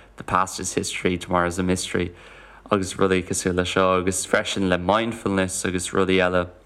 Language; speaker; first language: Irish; non-native, local second language; English